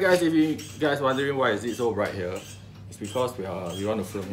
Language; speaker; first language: English; non-native, local second language; Chinese